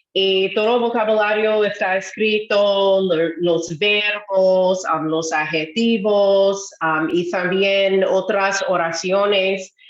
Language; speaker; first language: Spanish; non-native, fluent; English